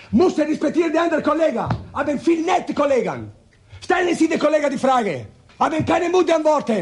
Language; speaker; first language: German; non-native, learner; Italian